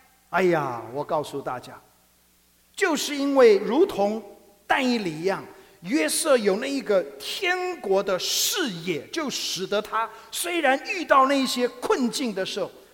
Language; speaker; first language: Chinese; non-native, fluent; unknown